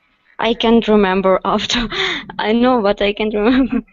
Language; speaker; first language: English; non-native, learner; Russian